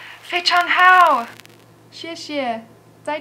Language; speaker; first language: Chinese; non-native, learner; English